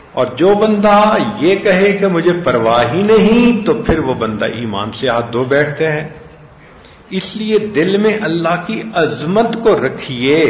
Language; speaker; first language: Urdu; non-native, local second language; Punjabi